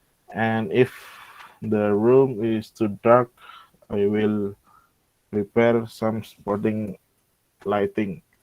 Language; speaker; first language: English; non-native, local second language; Indonesian